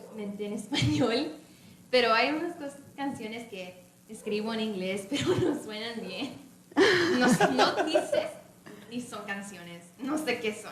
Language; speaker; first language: Spanish; early bilingual, other home language; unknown